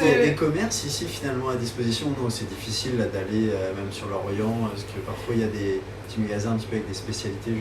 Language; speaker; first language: French; native; French